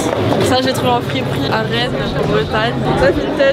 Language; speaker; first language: French; native; French